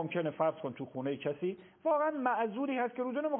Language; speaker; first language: Persian; native; Persian